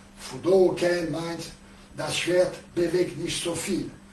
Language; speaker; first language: German; non-native, learner; French